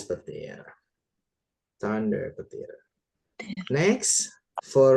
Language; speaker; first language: English; non-native, fluent; Indonesian